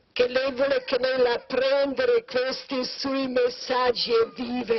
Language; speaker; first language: Italian; non-native, learner; Croatian